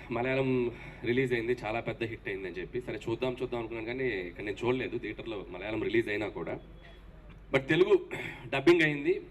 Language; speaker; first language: Telugu; native; Telugu